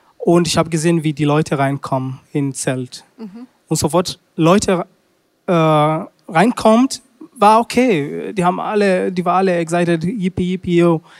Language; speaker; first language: German; non-native, learner; Swahili